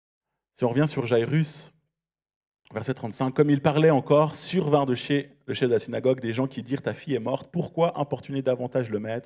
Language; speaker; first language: French; native; French